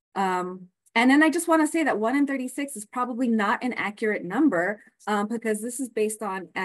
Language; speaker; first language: English; native; English